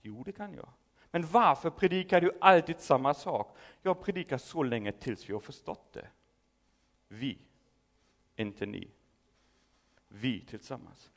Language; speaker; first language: Swedish; non-native, fluent; German